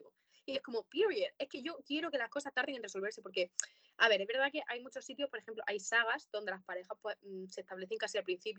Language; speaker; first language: Spanish; native; Spanish